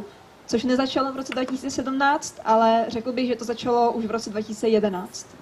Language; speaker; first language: Czech; native; Czech